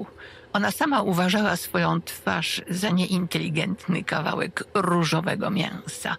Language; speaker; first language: Polish; native; Polish